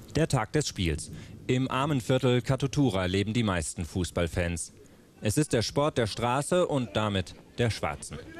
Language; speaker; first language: German; native; German